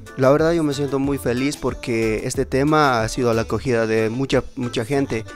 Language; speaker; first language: Spanish; native; Spanish